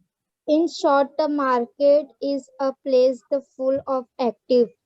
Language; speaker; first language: English; non-native, learner; Hindi